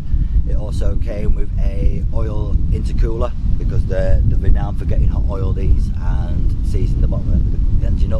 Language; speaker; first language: English; native; English